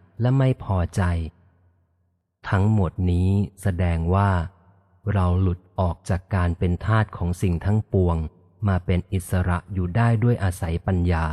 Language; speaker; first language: Thai; native; Thai